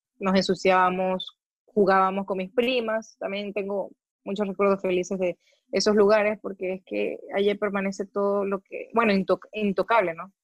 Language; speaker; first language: Spanish; native; Spanish